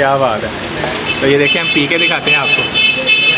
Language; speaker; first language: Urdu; non-native, local second language; Punjabi